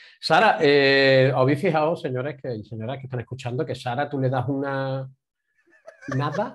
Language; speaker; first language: Spanish; native; Spanish